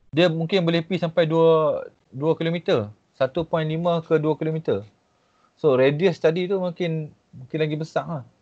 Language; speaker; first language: Malay; native; Malay